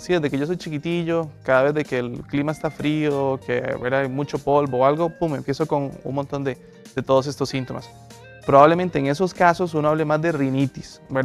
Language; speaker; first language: Spanish; native; Spanish